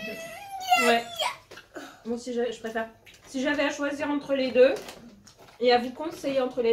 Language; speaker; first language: French; native; French